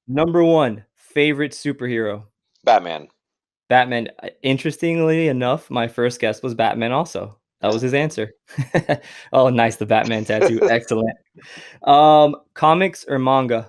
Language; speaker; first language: English; native; English